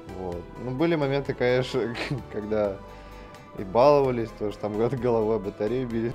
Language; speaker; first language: Russian; native; Russian